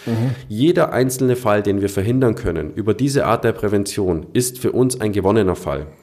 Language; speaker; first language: German; native; German